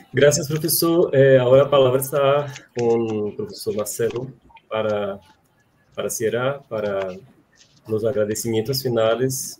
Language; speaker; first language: Spanish; non-native, fluent; Portuguese